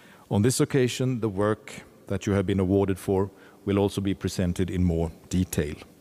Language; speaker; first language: English; non-native, fluent; Swedish